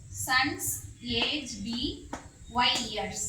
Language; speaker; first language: English; non-native, local second language; Tamil